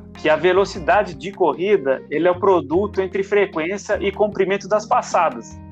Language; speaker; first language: Portuguese; non-native, fluent; Italian